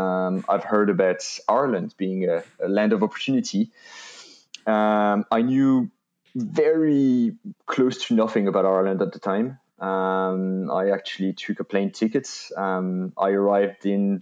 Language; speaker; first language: English; non-native, fluent; French